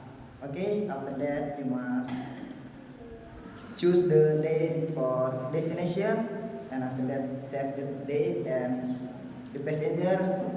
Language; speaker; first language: English; non-native, learner; Indonesian